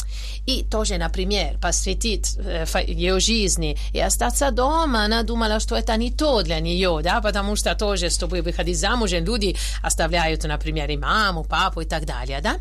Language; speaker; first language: Russian; non-native, fluent; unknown